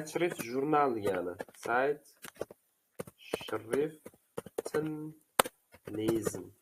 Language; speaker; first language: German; non-native, fluent; Uzbek